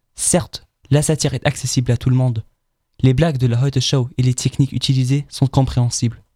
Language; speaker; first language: French; non-native, fluent; German